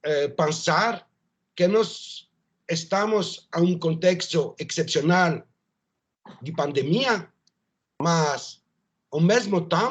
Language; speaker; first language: Portuguese; non-native, learner; French